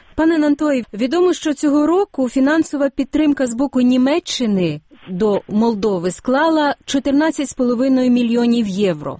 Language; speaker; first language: Ukrainian; native; Ukrainian